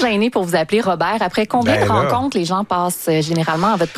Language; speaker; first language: French; native; French